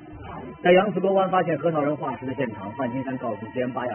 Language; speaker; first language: Chinese; native; Chinese